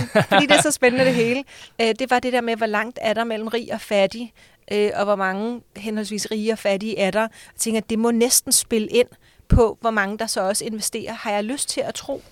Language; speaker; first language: Danish; native; Danish